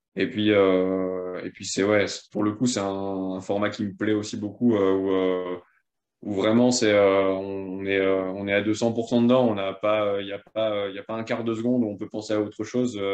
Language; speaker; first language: French; native; French